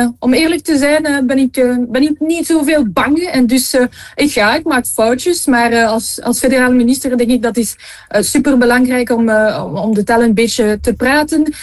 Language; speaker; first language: Dutch; non-native, local second language; French